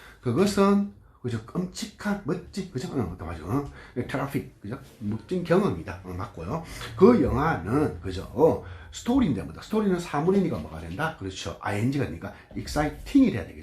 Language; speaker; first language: Korean; native; Korean